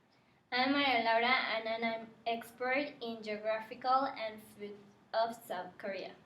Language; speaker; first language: English; non-native, learner; Spanish